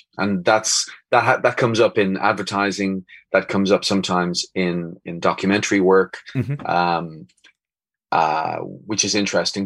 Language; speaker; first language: English; native; English